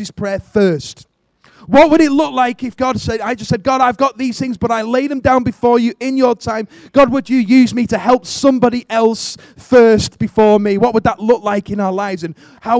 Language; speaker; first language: English; native; English